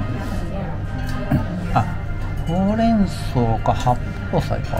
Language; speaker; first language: Japanese; native; Japanese